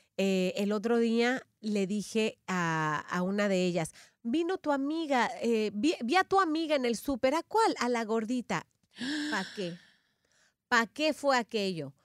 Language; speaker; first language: Spanish; native; Spanish